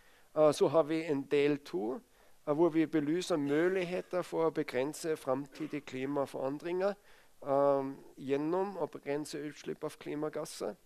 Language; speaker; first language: Norwegian; non-native, fluent; German